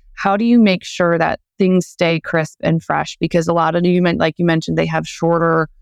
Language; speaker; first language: English; native; English